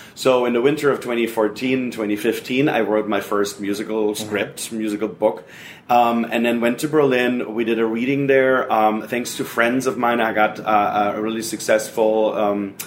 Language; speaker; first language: English; non-native, fluent; German